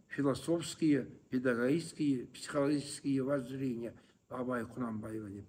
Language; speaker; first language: Russian; non-native, local second language; Kazakh